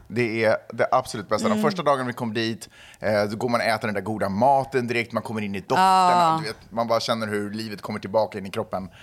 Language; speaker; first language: Swedish; native; Swedish